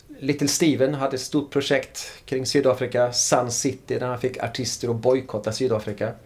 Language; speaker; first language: Swedish; native; Swedish